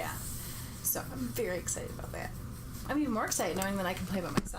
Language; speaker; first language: English; native; English